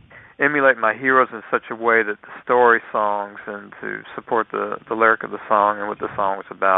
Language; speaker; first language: English; native; English